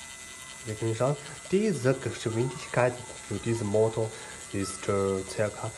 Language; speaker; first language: German; non-native, learner; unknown